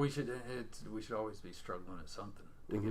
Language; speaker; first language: English; native; English